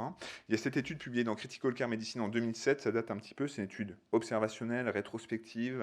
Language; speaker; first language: French; native; French